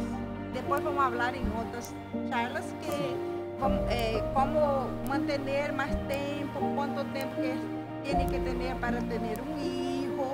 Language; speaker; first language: Spanish; non-native, learner; Portuguese